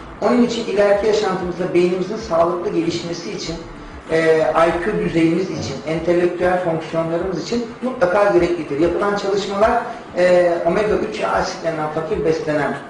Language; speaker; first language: Turkish; native; Turkish